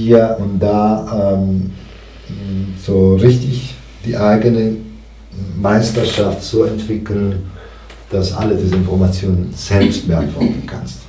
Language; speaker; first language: German; non-native, fluent; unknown